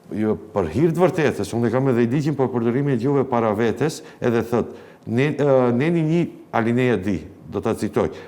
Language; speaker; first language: Albanian; native; Albanian